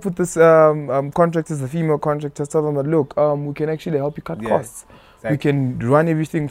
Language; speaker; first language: English; non-native, local second language; Tsonga